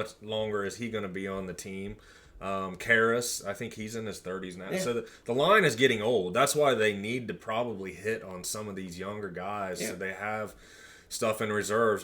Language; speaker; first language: English; native; English